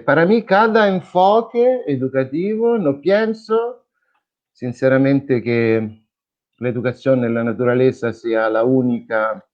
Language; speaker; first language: Spanish; non-native, fluent; Italian